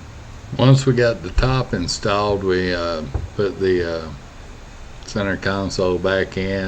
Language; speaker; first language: English; native; English